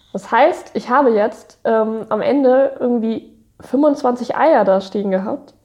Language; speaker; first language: German; native; German